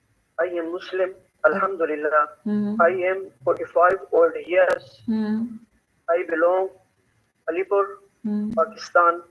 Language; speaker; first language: English; non-native, learner; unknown